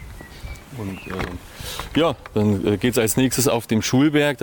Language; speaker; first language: German; native; German